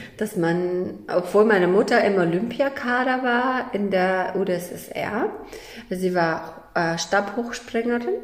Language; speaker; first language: German; early bilingual, other home language; Russian